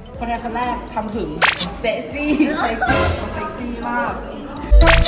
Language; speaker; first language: Thai; non-native, learner; Chinese